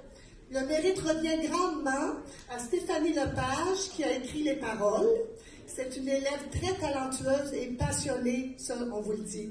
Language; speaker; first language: French; native; French